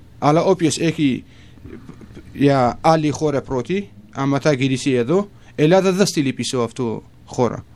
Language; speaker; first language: Greek; non-native, learner; Kurdish